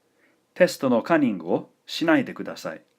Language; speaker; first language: Japanese; non-native, fluent; English